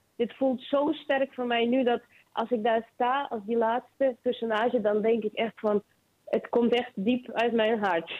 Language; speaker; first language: Dutch; non-native, fluent; Ukrainian